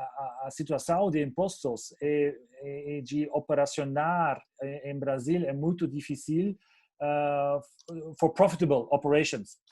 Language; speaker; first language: Portuguese; non-native, fluent; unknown